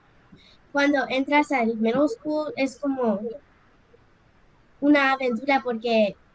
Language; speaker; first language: Spanish; early bilingual, heritage; Spanish